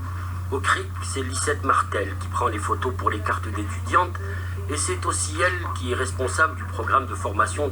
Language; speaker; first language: French; native; French